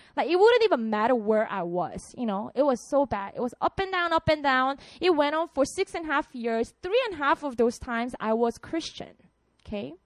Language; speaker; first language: English; non-native, fluent; Korean